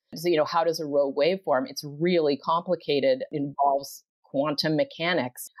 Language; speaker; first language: English; native; English